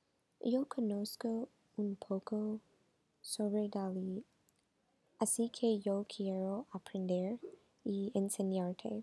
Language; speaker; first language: Spanish; non-native, learner; English